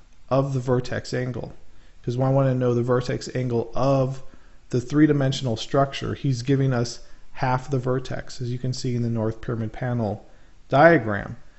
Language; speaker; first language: English; native; English